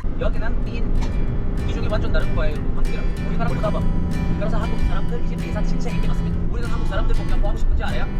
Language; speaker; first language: Korean; non-native, fluent; Arabic